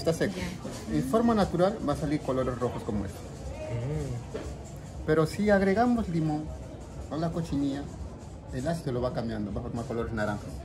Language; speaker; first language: Spanish; native; Spanish